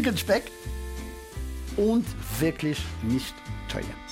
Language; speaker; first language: German; non-native, fluent; French